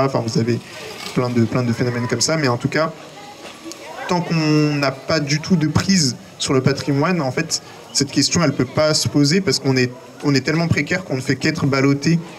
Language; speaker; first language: French; native; French